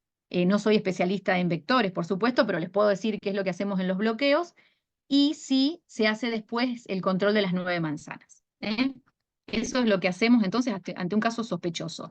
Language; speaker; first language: Spanish; native; Spanish